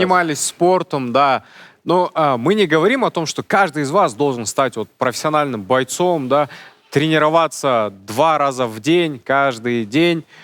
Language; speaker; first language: Russian; non-native, local second language; Kazakh